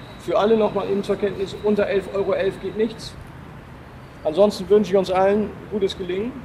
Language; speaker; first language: German; native; German